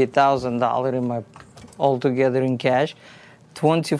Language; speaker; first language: English; non-native, fluent; Russian